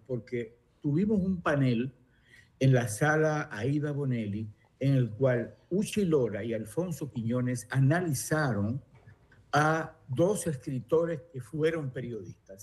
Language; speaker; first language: Spanish; native; Spanish